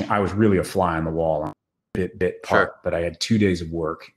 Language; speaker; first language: English; native; English